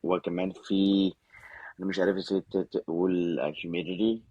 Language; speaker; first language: Arabic; non-native, learner; Spanish